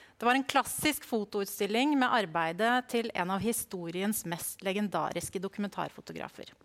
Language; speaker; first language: Norwegian; native; Norwegian